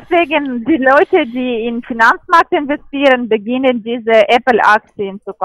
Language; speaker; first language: German; non-native, learner; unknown